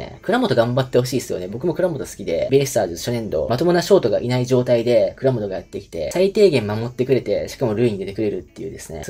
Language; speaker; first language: Japanese; native; Japanese